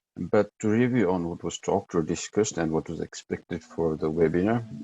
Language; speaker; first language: English; non-native, local second language; Nepali